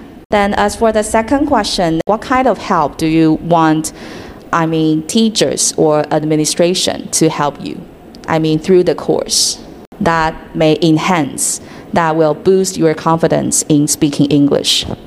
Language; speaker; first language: English; non-native, fluent; Chinese